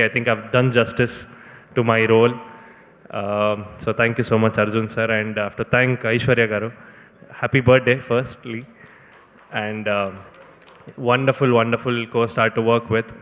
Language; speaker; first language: Telugu; non-native, learner; Kannada